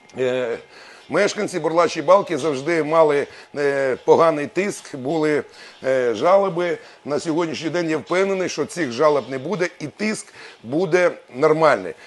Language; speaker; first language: Ukrainian; native; Ukrainian